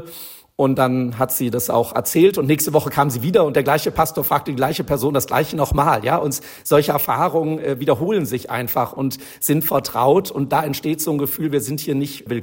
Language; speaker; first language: German; native; German